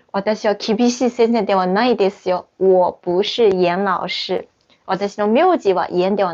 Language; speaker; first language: Japanese; non-native, fluent; Chinese